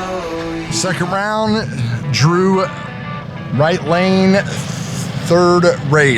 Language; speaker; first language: English; native; English